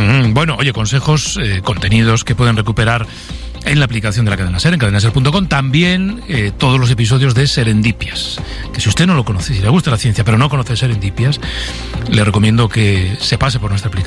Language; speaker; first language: Spanish; native; Spanish